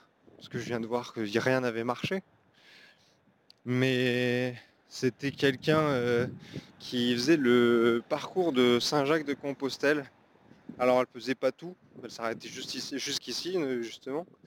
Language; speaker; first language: French; native; French